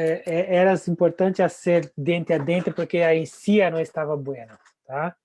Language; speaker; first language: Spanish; non-native, fluent; Portuguese